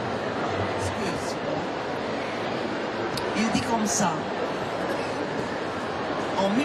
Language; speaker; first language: French; non-native, fluent; Romanian